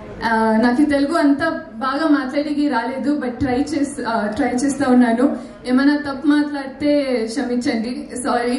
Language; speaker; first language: Telugu; non-native, learner; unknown